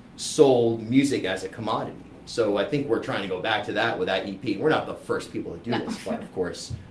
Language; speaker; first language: English; native; English